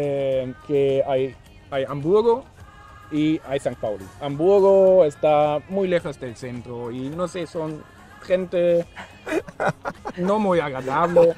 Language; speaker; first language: Spanish; non-native, fluent; German